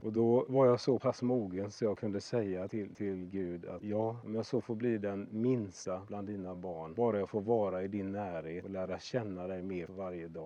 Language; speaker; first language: Swedish; native; Swedish